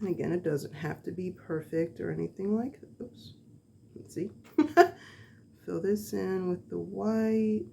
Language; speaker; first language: English; native; English